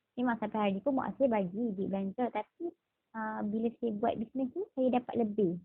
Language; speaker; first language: Malay; native; Malay